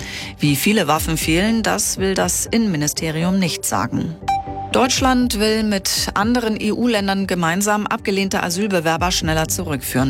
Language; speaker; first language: German; native; German